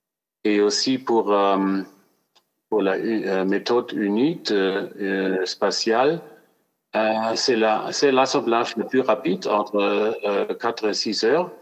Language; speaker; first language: French; non-native, fluent; German